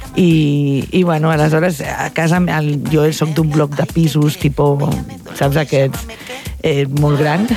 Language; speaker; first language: Catalan; non-native, local second language; Spanish